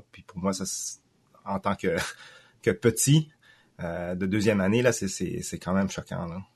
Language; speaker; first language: French; early bilingual, other home language; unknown